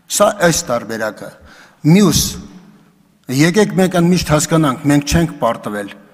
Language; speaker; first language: Armenian; native; Armenian